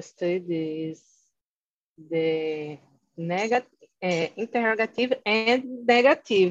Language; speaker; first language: English; non-native, learner; Portuguese